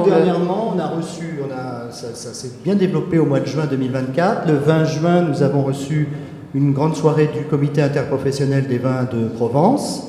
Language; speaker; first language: French; native; French